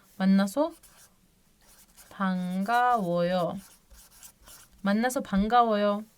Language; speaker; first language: Korean; non-native, fluent; Turkish